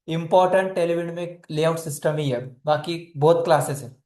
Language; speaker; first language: Hindi; non-native, local second language; Marathi